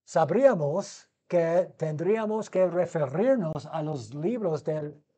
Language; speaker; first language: Spanish; non-native, fluent; English